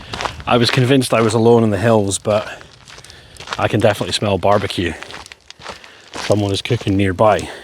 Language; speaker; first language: English; native; English